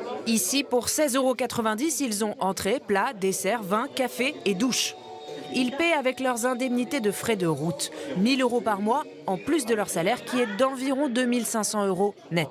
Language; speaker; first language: French; native; French